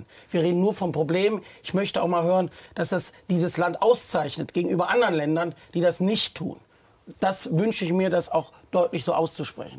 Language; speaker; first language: German; native; German